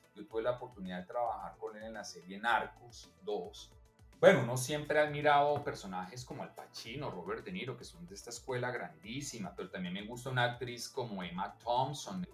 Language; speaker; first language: Spanish; native; Spanish